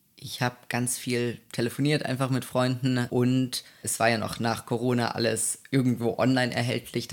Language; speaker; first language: German; native; German